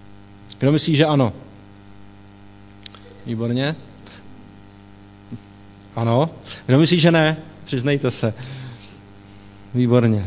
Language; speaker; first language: Czech; native; Czech